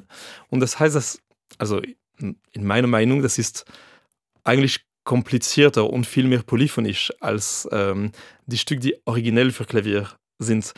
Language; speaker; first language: German; non-native, fluent; French